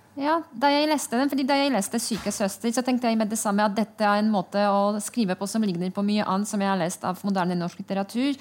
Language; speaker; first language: Norwegian; non-native, fluent; Polish